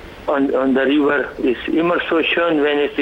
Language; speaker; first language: German; non-native, fluent; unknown